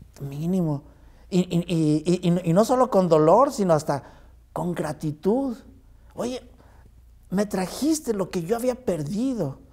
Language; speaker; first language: Spanish; native; Spanish